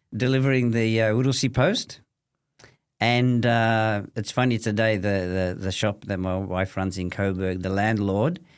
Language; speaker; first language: English; native; English